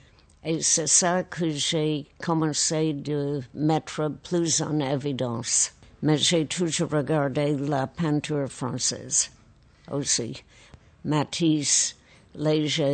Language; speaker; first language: French; non-native, fluent; English